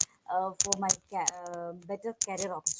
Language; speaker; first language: English; non-native, learner; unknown